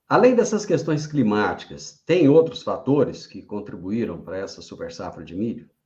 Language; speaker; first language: Portuguese; native; Portuguese